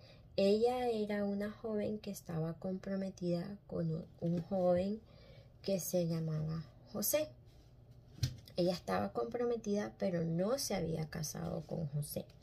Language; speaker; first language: Spanish; native; Spanish